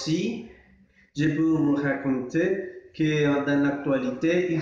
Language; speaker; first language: French; non-native, learner; Spanish